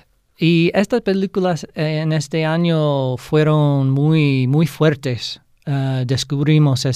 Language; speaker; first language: Spanish; non-native, fluent; English